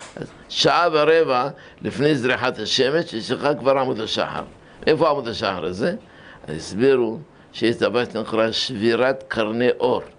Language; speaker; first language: Hebrew; early bilingual, other home language; Arabic